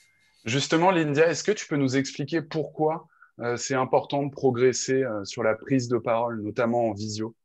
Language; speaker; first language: French; native; French